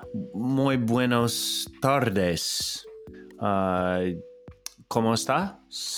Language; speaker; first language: Spanish; non-native, learner; English